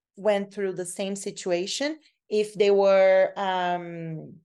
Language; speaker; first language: English; non-native, fluent; Portuguese